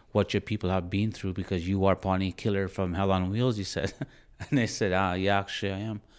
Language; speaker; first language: English; native; English